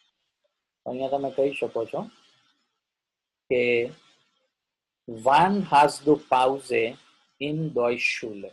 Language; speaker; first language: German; non-native, learner; Gujarati